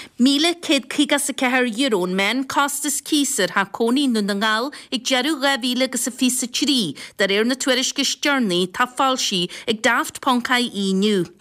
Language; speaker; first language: Irish; native; Irish